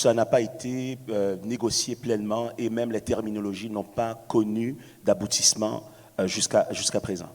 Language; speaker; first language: French; native; French